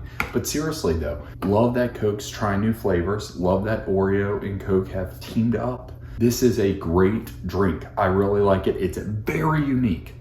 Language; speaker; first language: English; native; English